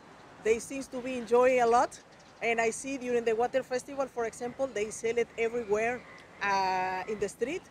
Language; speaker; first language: English; non-native, fluent; Spanish